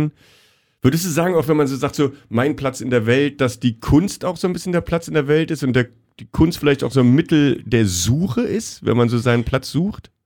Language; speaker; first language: German; native; German